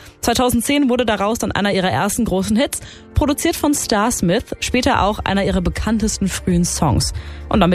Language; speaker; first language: German; native; German